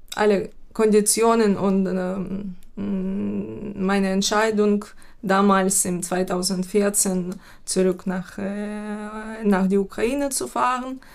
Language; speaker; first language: German; non-native, fluent; Ukrainian